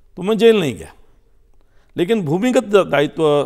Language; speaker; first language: Hindi; native; Hindi